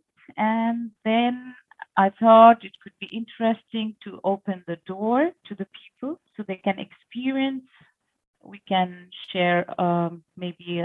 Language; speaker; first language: English; non-native, local second language; Bangla